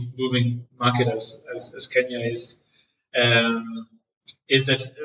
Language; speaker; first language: English; non-native, fluent; Danish